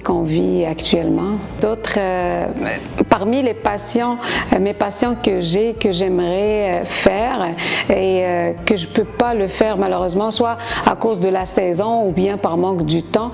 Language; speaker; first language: French; non-native, local second language; Arabic